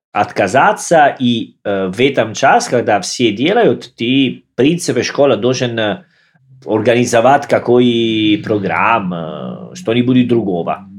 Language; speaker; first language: Russian; non-native, learner; Italian